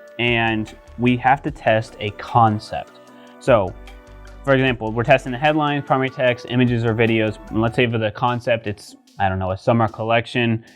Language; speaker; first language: English; native; English